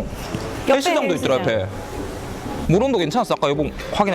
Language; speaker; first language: Korean; native; Korean